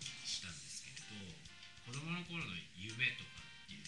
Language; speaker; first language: Japanese; native; Japanese